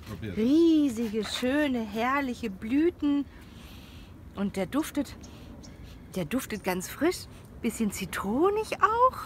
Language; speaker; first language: German; native; German